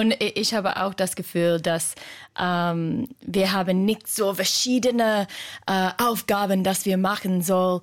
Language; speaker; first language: German; non-native, fluent; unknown